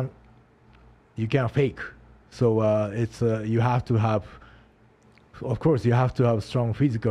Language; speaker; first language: English; non-native, learner; Japanese